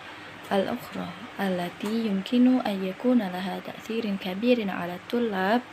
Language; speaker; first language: Arabic; non-native, learner; Indonesian